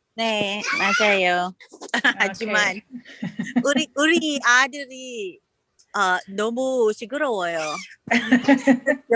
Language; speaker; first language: Korean; non-native, learner; English